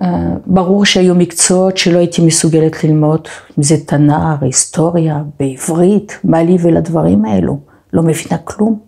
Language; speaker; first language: Hebrew; non-native, fluent; French